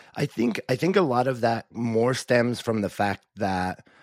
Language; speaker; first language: English; native; English